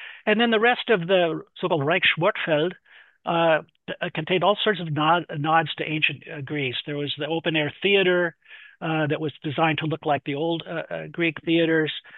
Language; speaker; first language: English; native; English